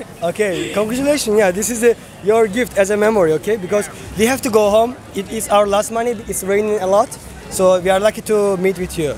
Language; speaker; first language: English; non-native, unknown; Turkish